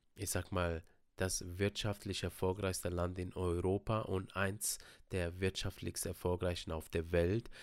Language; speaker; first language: German; early bilingual, other home language; Romanian